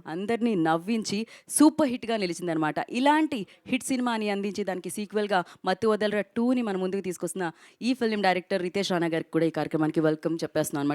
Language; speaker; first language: Telugu; native; Telugu